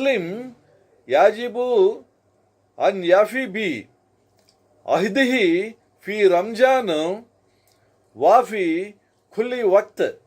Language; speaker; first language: Arabic; non-native, learner; Telugu